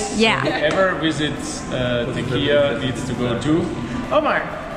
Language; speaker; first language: English; non-native, fluent; Portuguese